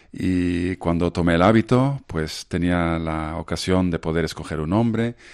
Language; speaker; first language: Spanish; non-native, fluent; Dutch